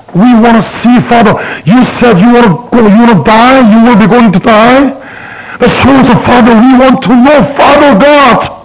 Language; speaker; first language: English; non-native, fluent; Korean